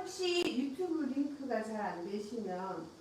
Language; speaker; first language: Korean; native; Korean